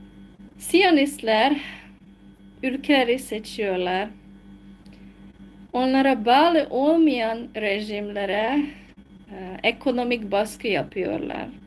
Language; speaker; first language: Turkish; non-native, fluent; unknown